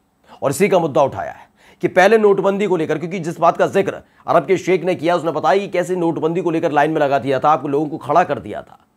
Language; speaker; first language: Hindi; native; Hindi